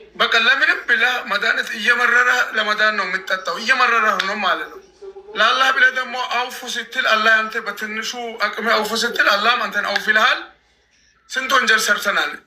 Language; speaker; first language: Amharic; non-native, local second language; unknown